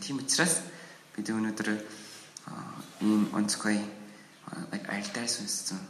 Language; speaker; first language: Mongolian; non-native, learner; Korean